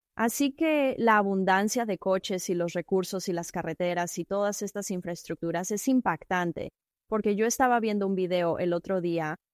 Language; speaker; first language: Spanish; non-native, fluent; Chinese